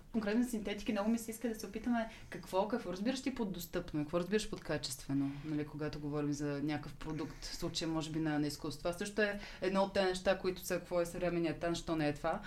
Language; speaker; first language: Bulgarian; native; Bulgarian